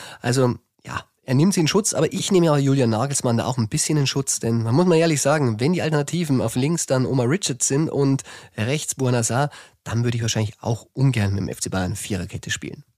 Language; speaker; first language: German; native; German